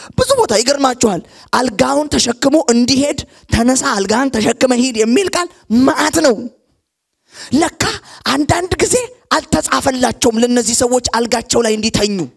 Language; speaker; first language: Amharic; native; Amharic